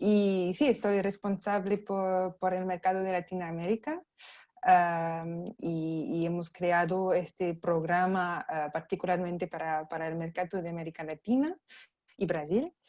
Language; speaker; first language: Spanish; non-native, fluent; French